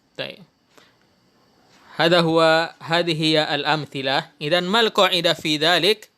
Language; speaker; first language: Arabic; non-native, fluent; Indonesian